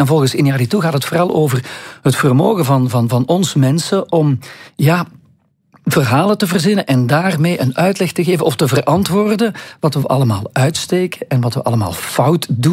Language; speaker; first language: Dutch; native; Dutch